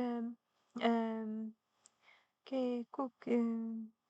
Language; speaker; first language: French; non-native, learner; Chinese